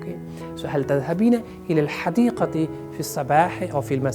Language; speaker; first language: Arabic; non-native, fluent; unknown